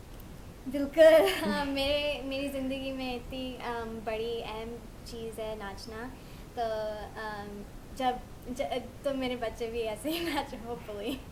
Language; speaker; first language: Hindi; early bilingual, heritage; Hindi